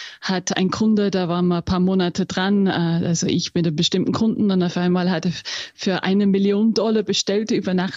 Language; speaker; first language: German; non-native, fluent; English